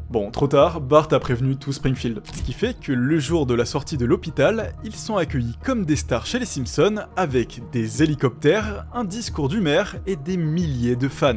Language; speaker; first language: French; native; French